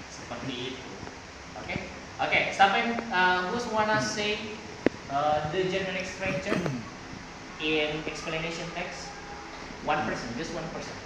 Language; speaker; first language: English; non-native, learner; Indonesian